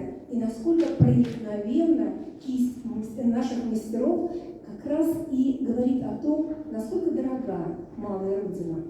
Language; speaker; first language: Russian; native; Russian